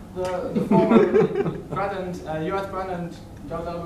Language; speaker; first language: English; non-native, learner; Chinese